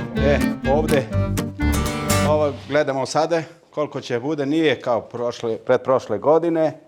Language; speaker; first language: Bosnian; early bilingual, heritage; Serbian